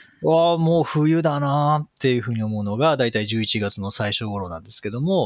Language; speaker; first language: Japanese; native; Japanese